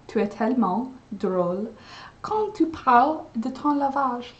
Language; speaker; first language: French; non-native, learner; English